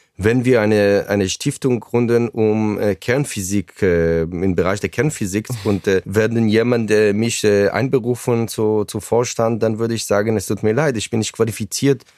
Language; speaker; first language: German; non-native, fluent; Hebrew